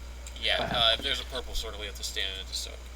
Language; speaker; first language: English; native; English